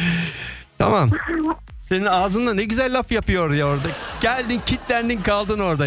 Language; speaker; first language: Turkish; early bilingual, heritage; Turkish